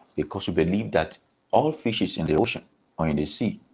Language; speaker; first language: English; non-native, local second language; Yoruba